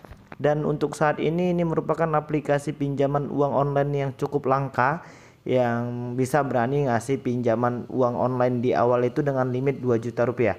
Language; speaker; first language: Indonesian; native; Indonesian